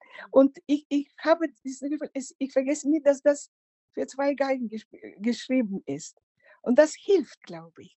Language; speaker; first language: German; non-native, fluent; Macedonian